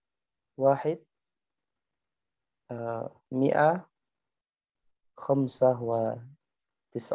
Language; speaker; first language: Arabic; non-native, fluent; Indonesian